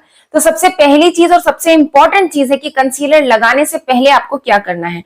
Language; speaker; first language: Hindi; native; Hindi